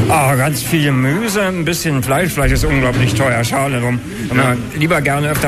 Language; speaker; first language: German; native; German